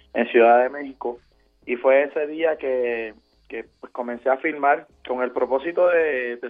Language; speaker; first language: Spanish; native; Spanish